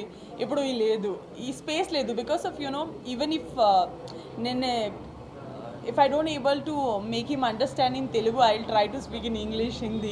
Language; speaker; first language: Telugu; non-native, learner; Gujarati